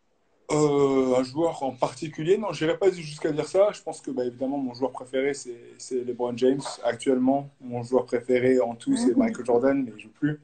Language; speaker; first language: French; native; French